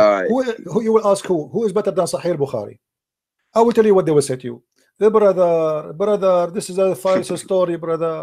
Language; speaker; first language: English; non-native, fluent; Arabic